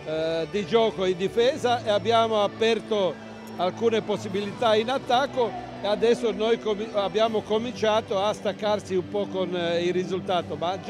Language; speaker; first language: Italian; non-native, fluent; Croatian